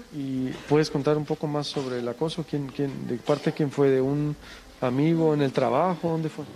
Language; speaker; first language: Spanish; native; Spanish